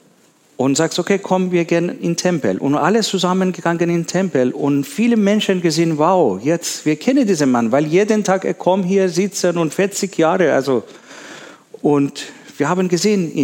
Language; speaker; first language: German; non-native, learner; Persian